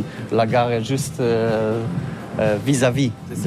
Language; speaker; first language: French; non-native, learner; Polish